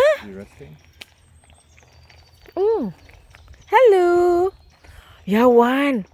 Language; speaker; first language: English; non-native, local second language; Filipino